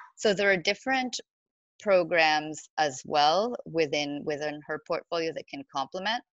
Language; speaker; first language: English; native; English